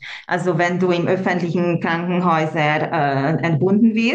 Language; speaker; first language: German; non-native, local second language; Hungarian